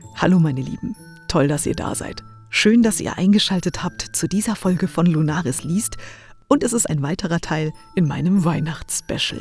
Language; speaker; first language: German; native; German